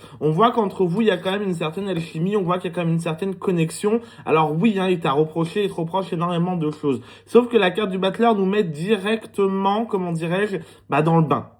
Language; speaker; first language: French; native; French